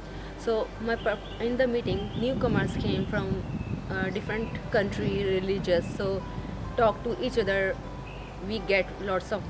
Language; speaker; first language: English; non-native, learner; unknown